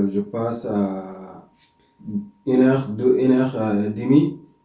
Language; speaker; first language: French; non-native, learner; Arabic